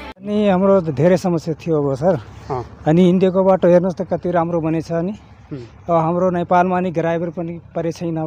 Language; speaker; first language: Nepali; non-native, local second language; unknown